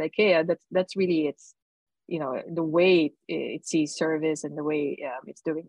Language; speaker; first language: English; non-native, local second language; Filipino